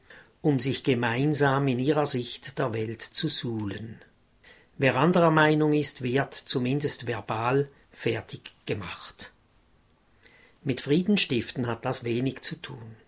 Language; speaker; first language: German; native; German